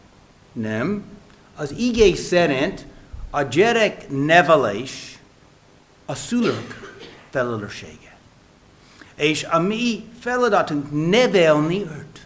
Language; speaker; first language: Hungarian; non-native, fluent; English